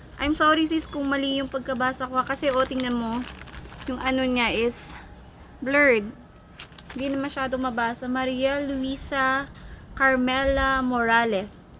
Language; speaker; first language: Filipino; non-native, local second language; Cebuano